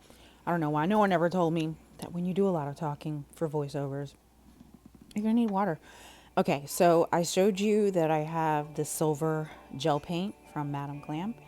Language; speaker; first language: English; native; English